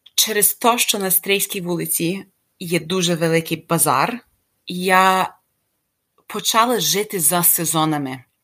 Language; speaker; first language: Ukrainian; early bilingual, heritage; Ukrainian